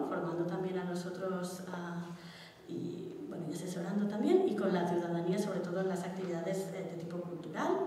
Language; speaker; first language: Spanish; native; Spanish